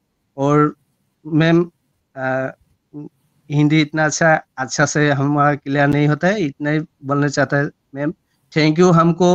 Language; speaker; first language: Hindi; non-native, local second language; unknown